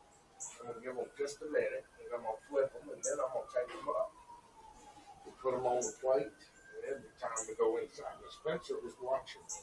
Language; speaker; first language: English; native; English